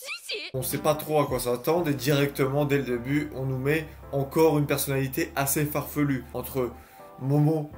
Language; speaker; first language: French; native; French